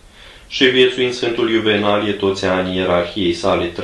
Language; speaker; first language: Romanian; native; Romanian